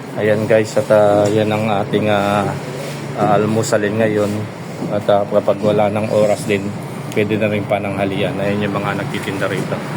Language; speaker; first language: Filipino; non-native, local second language; Pampanga